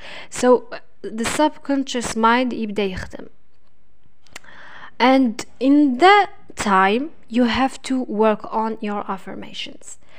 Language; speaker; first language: English; non-native, fluent; Arabic